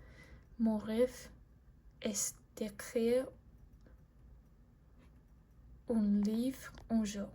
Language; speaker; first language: French; non-native, learner; English